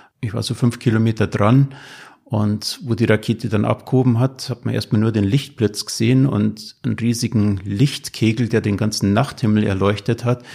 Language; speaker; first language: German; native; German